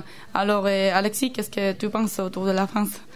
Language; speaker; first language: French; non-native, learner; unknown